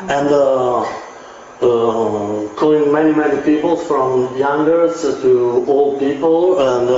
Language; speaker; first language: English; non-native, learner; Italian